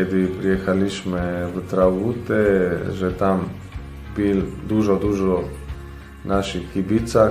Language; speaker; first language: Polish; non-native, learner; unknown